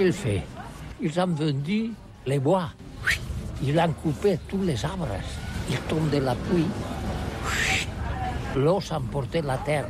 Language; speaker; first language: French; non-native, learner; Catalan